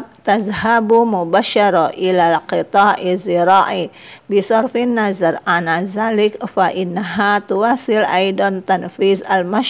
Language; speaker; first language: Arabic; non-native, fluent; Indonesian